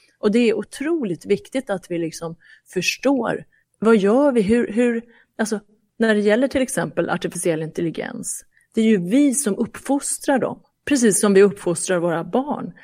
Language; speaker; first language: Swedish; early bilingual, other home language; Persian